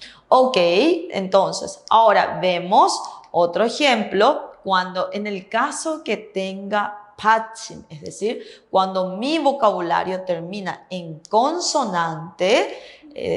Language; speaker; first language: Spanish; native; Spanish